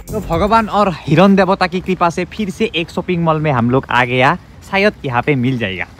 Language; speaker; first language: Hindi; non-native, local second language; Assamese